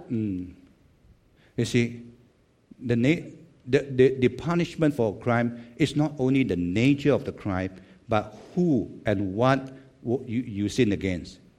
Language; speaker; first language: English; non-native, local second language; Chinese